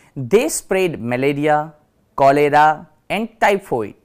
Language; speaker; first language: English; non-native, local second language; Gujarati